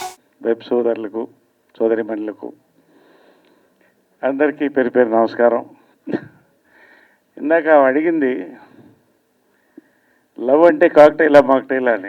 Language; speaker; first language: Telugu; native; Telugu